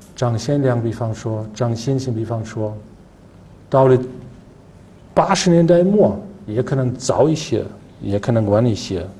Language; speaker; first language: Chinese; non-native, fluent; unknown